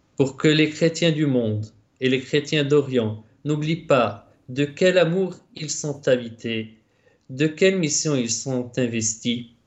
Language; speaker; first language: French; non-native, local second language; Arabic